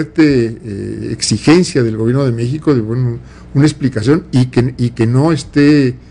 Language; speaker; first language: Spanish; native; Spanish